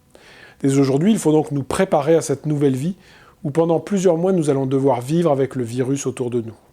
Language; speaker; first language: French; native; French